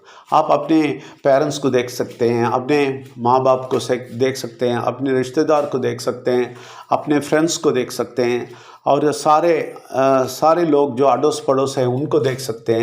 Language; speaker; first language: Hindi; non-native, local second language; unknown